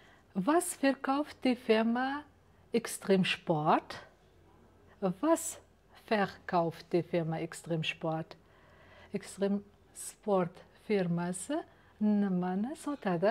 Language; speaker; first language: German; non-native, fluent; Uzbek